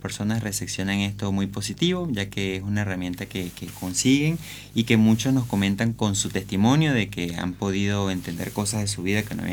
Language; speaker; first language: Spanish; native; Spanish